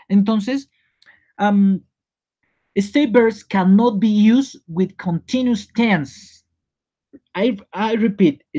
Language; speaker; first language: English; non-native, learner; Spanish